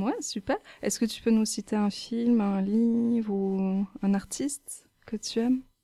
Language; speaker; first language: French; native; French